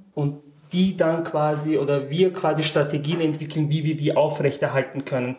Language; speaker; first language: German; early bilingual, other home language; Turkish